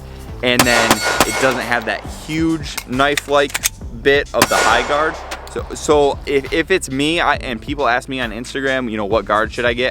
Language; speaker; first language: English; native; English